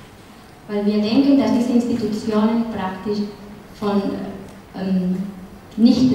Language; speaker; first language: German; non-native, fluent; Spanish